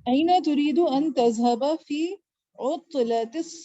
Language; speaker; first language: Arabic; non-native, learner; Urdu